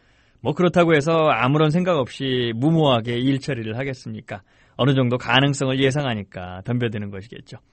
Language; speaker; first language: Korean; native; Korean